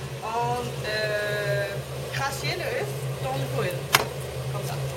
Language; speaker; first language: French; non-native, learner; Danish